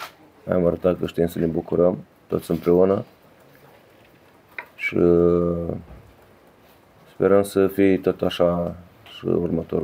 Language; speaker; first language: Romanian; early bilingual, heritage; Romanian